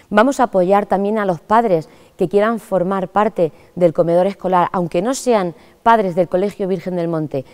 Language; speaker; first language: Spanish; native; Spanish